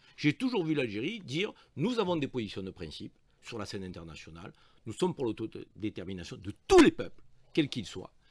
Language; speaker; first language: French; native; French